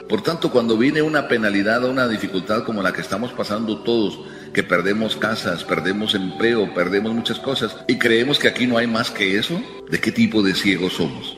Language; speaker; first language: Spanish; native; Spanish